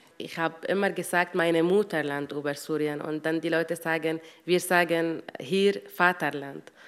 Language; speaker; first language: German; non-native, learner; Arabic